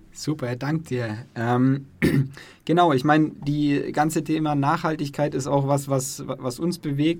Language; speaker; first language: German; native; German